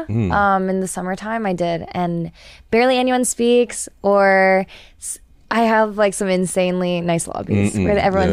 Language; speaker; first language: English; non-native, fluent; Japanese